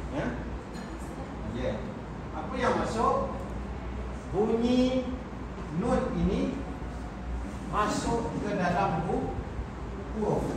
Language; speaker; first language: Malay; native; Malay